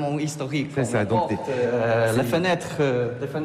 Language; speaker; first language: French; non-native, learner; Polish